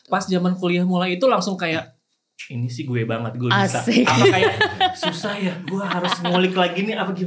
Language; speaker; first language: Indonesian; native; Indonesian